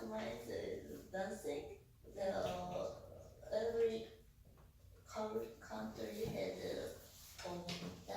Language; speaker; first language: English; non-native, learner; Chinese